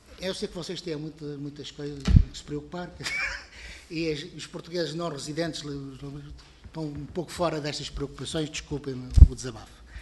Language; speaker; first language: Portuguese; native; Portuguese